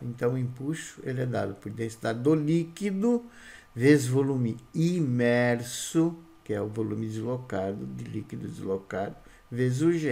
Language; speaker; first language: Portuguese; native; Portuguese